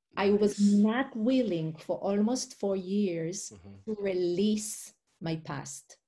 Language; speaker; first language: English; non-native, fluent; Hebrew